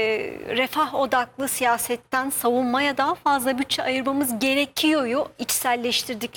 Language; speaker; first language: Turkish; native; Turkish